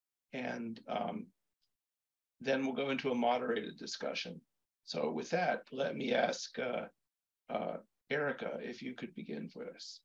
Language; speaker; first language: English; native; English